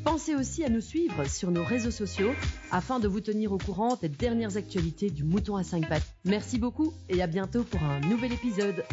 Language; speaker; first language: French; native; French